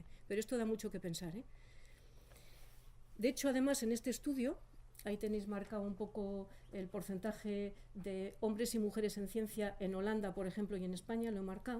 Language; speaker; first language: Spanish; native; Spanish